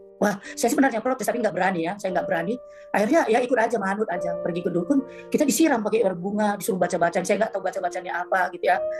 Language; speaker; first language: Indonesian; native; Indonesian